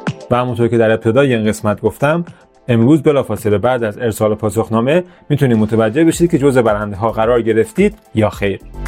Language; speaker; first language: Persian; native; Persian